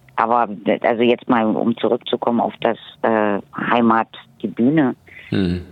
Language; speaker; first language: German; native; German